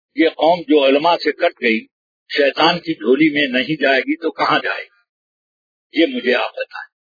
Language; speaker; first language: Urdu; native; Urdu